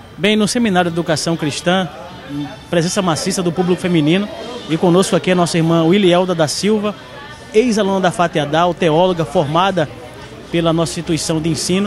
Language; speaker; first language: Portuguese; native; Portuguese